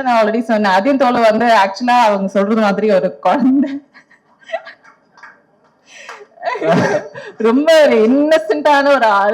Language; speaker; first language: Tamil; non-native, local second language; Malayalam